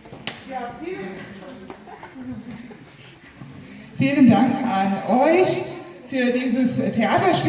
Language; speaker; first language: German; native; German